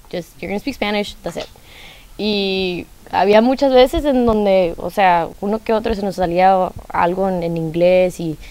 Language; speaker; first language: Spanish; early bilingual, heritage; Spanish